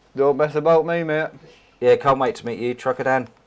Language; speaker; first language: English; native; English